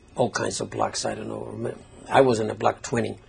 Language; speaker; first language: English; non-native, fluent; Polish